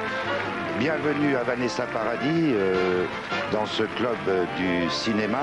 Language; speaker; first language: French; native; French